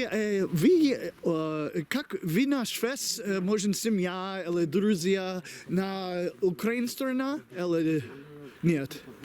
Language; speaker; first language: Russian; non-native, learner; English